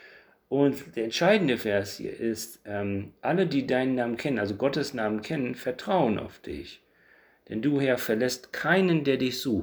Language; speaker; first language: German; native; German